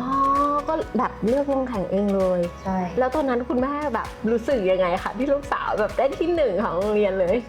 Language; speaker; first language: Thai; native; Thai